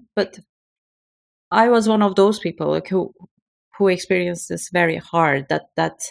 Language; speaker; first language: English; non-native, fluent; Turkish